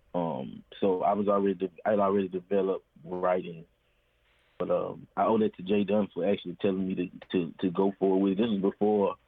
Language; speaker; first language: English; native; English